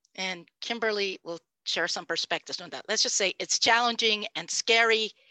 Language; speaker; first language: English; non-native, fluent; Spanish